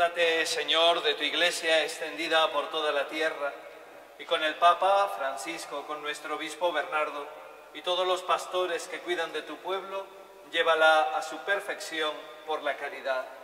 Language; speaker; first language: Spanish; native; Spanish